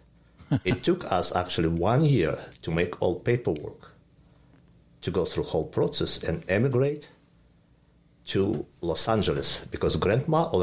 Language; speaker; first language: English; non-native, fluent; Ukrainian